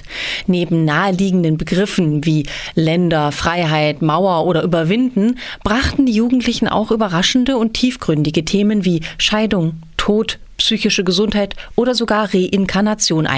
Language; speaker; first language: German; native; German